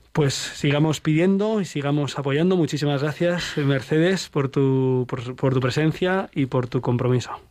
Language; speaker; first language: Spanish; native; Spanish